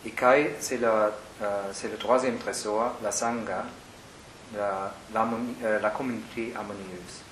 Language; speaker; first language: French; non-native, fluent; German